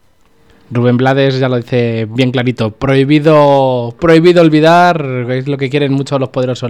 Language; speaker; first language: Spanish; native; Spanish